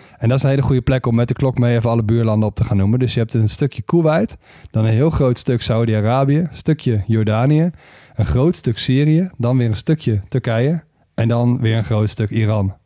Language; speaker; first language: Dutch; native; Dutch